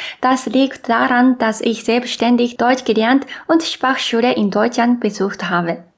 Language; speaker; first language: German; non-native, fluent; Japanese